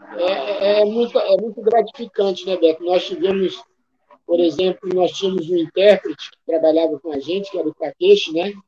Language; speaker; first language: Portuguese; native; Portuguese